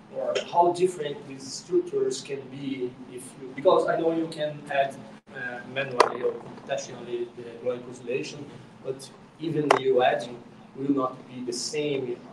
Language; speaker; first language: English; non-native, fluent; Portuguese